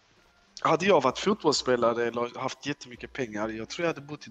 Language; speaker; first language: Swedish; early bilingual, other home language; Turkish